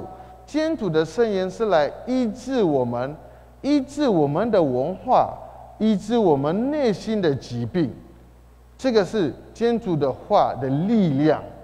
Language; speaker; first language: Chinese; non-native, fluent; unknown